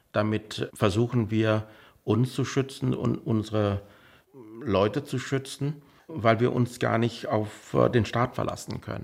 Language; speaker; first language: German; non-native, fluent; Vietnamese